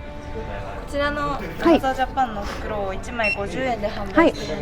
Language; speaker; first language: Japanese; native; Japanese